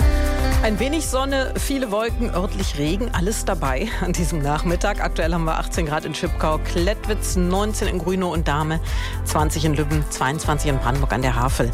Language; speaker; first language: German; native; German